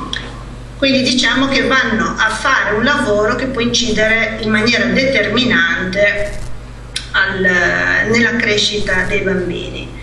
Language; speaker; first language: Italian; native; Italian